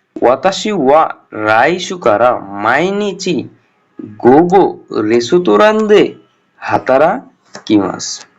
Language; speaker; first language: Japanese; non-native, learner; Bangla